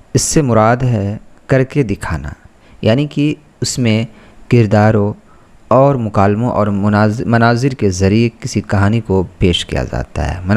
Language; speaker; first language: Hindi; native; Hindi